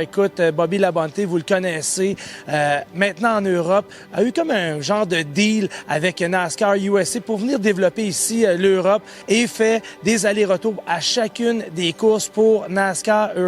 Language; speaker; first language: French; native; French